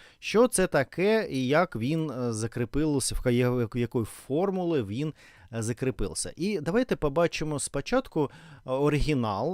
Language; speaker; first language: Ukrainian; non-native, learner; Russian